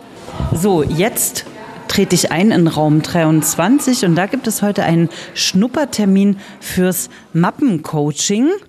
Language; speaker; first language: German; native; German